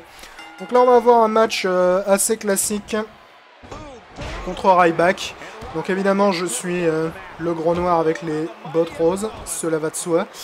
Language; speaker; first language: French; native; French